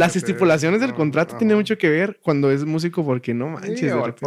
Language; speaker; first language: Spanish; native; Spanish